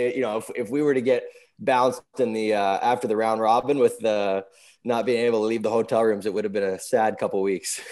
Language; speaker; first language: English; native; English